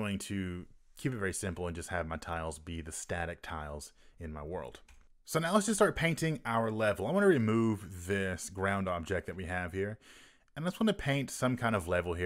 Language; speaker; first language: English; native; English